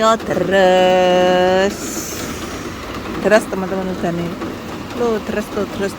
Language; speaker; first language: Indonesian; non-native, local second language; Javanese